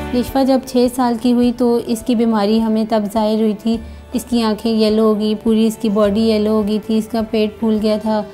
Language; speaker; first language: Hindi; native; Hindi